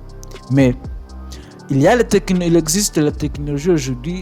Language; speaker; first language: French; non-native, learner; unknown